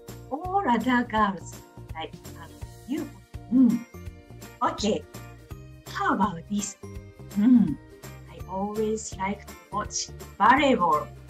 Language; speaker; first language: English; non-native, fluent; Japanese